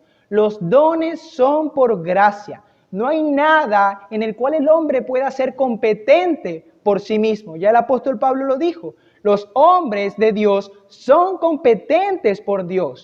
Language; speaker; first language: Spanish; native; Spanish